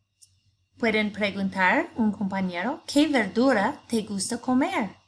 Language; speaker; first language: Spanish; non-native, fluent; English